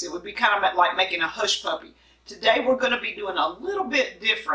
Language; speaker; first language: English; native; English